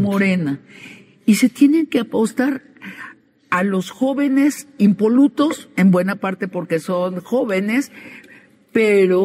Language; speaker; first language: Spanish; native; Spanish